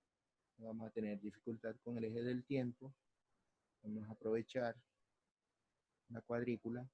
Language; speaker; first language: Spanish; native; Spanish